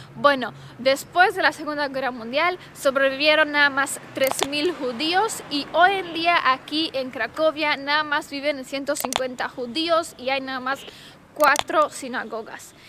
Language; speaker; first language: Spanish; non-native, fluent; Romanian